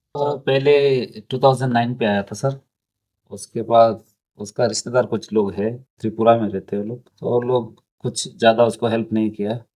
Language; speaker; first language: Hindi; non-native, local second language; Bangla